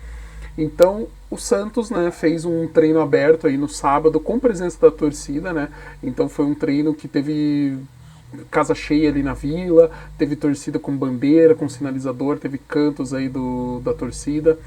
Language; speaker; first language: Portuguese; native; Portuguese